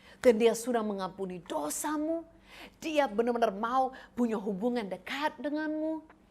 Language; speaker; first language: Indonesian; non-native, fluent; English